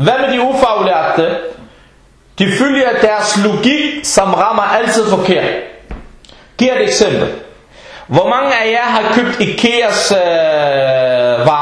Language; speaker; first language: Danish; early bilingual, other home language; Arabic